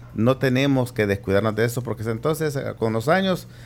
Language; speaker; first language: Spanish; native; Spanish